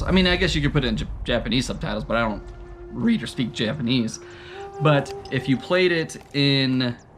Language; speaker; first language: English; native; English